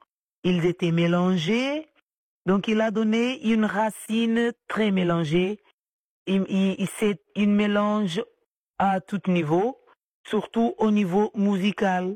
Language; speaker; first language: French; non-native, fluent; Portuguese